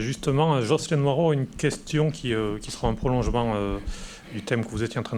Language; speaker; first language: French; native; French